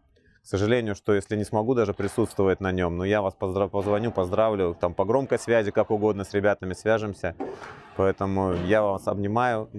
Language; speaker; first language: Russian; native; Russian